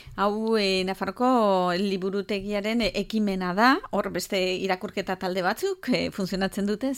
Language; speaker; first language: Basque; native; Basque